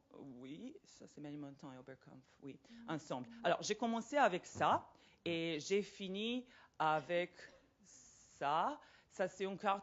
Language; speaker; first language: French; non-native, fluent; Serbian